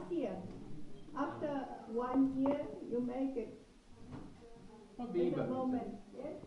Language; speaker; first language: English; non-native, learner; German